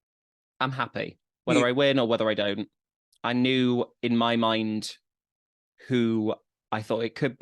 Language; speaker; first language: English; native; English